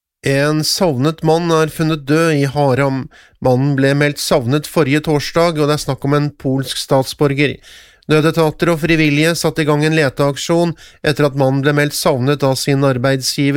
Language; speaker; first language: Norwegian; native; Norwegian